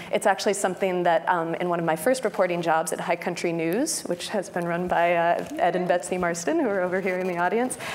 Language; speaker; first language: English; native; English